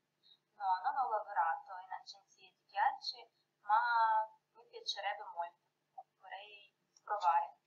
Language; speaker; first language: Italian; non-native, learner; Russian